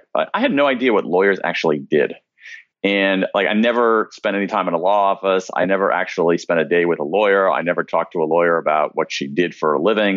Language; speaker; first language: English; native; English